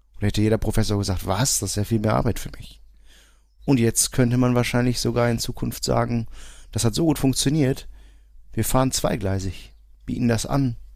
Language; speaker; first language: German; early bilingual, other home language; Portuguese